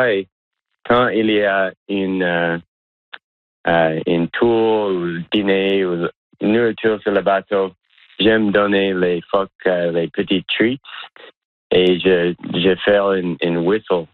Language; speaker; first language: French; non-native, local second language; English